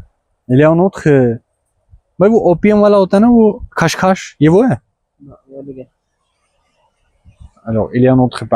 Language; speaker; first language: French; non-native, learner; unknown